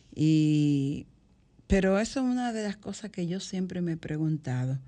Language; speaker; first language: Spanish; native; Spanish